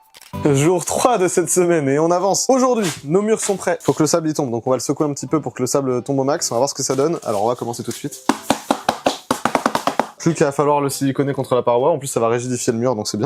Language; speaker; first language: French; native; French